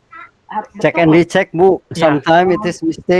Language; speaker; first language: English; non-native, learner; Indonesian